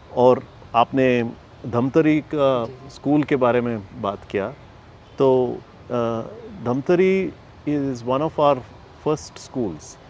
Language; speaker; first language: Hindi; non-native, local second language; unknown